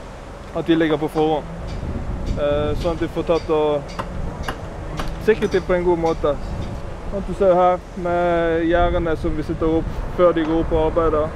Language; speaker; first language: Norwegian; native; Norwegian